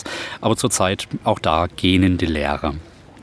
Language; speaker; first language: German; native; German